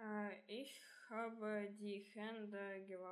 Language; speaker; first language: German; non-native, learner; Russian